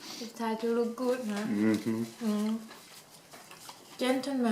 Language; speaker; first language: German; non-native, learner; Thai